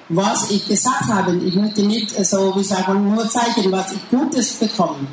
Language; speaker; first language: German; non-native, learner; Thai